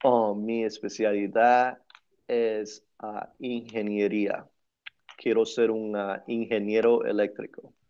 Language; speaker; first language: Spanish; early bilingual, other home language; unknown